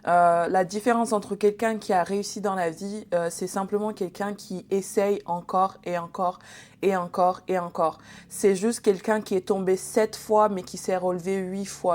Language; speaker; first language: French; native; French